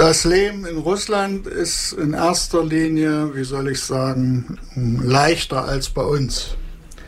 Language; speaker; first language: German; native; German